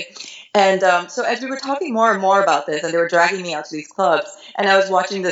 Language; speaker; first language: English; native; English